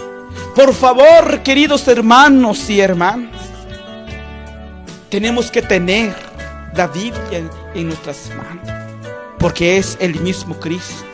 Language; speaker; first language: Spanish; non-native, local second language; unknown